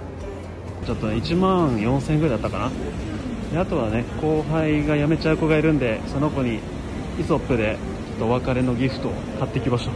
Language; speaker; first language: Japanese; native; Japanese